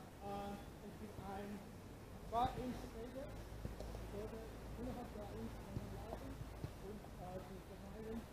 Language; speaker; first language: German; non-native, fluent; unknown